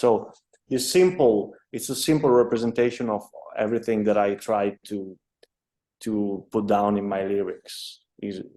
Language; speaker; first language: English; non-native, fluent; Italian